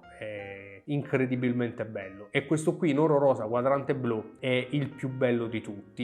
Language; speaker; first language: Italian; native; Italian